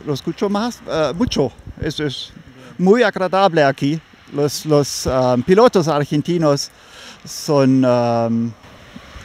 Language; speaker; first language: Spanish; non-native, learner; German